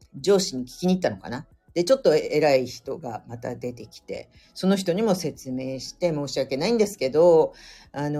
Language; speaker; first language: Japanese; native; Japanese